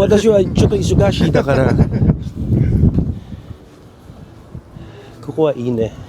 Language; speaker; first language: Japanese; non-native, learner; Filipino